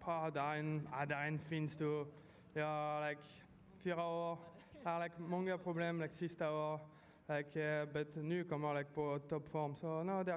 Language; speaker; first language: Swedish; non-native, learner; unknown